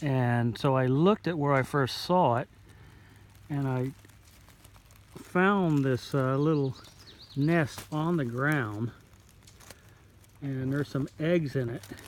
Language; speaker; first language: English; native; English